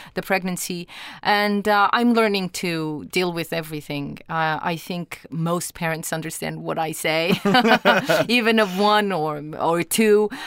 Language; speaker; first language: English; non-native, fluent; Portuguese